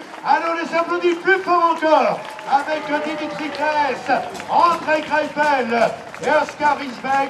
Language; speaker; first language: French; native; French